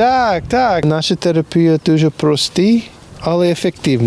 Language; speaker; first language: Ukrainian; non-native, learner; English